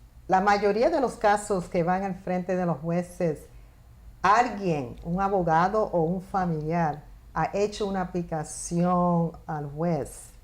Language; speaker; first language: Spanish; early bilingual, heritage; Spanish